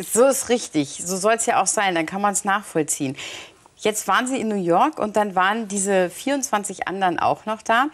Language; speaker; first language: German; native; German